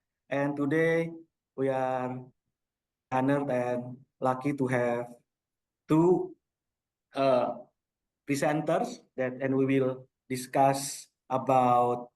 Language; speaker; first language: English; non-native, local second language; Indonesian